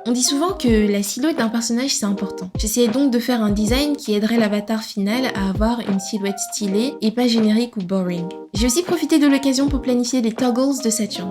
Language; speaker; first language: French; native; French